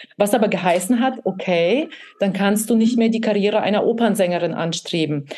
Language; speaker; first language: German; early bilingual, other home language; Russian